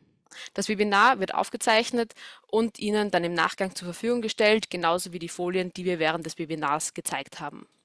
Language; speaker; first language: German; native; German